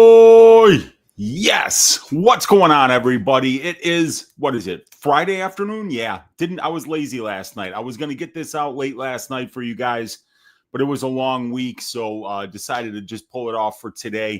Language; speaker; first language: English; native; English